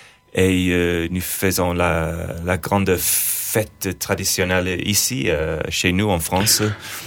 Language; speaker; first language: French; non-native, fluent; English